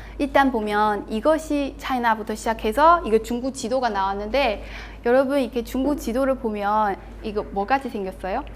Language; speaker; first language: Korean; non-native, fluent; Chinese